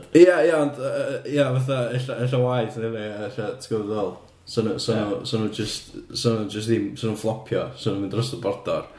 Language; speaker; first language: Welsh; native; Welsh